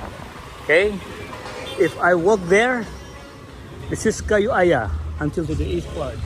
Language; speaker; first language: English; non-native, local second language; Indonesian